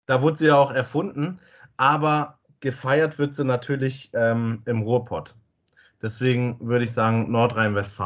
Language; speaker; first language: German; native; German